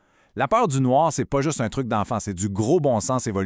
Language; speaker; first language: French; native; French